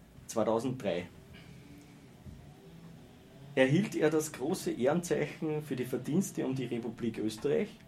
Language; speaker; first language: German; native; German